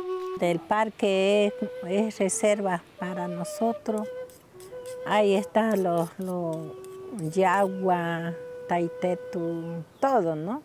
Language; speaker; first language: Spanish; non-native, local second language; Guarani